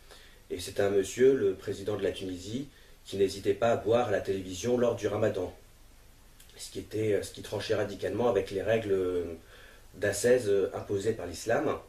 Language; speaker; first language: French; native; French